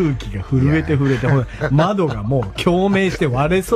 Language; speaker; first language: Japanese; native; Japanese